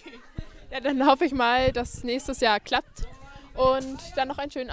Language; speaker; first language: German; native; German